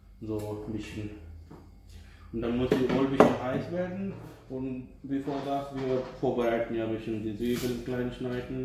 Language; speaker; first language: German; non-native, learner; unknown